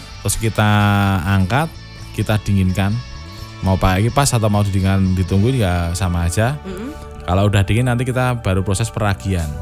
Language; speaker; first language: Indonesian; non-native, local second language; Javanese